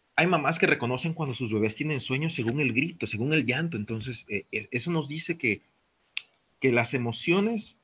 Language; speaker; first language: Spanish; native; Spanish